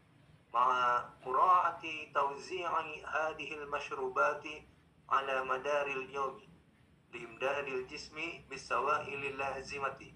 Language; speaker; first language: Arabic; non-native, learner; Indonesian